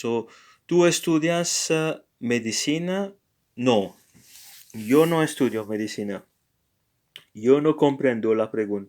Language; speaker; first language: Spanish; non-native, learner; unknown